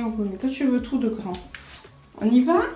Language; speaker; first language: French; native; French